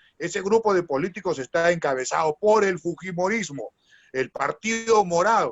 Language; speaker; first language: Spanish; native; Spanish